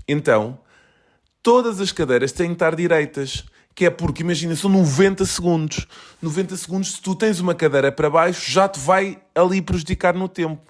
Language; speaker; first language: Portuguese; early bilingual, other home language; Kabuverdianu